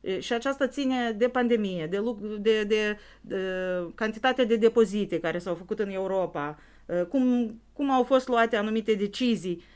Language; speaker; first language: Romanian; native; Romanian